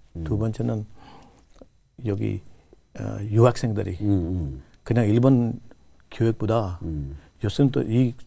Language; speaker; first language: Korean; non-native, learner; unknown